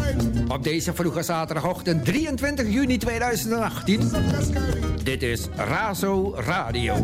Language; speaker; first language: Dutch; native; Dutch